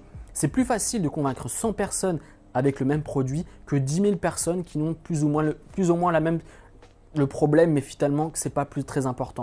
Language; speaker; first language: French; native; French